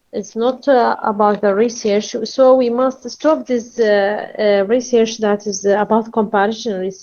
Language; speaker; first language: English; non-native, learner; Arabic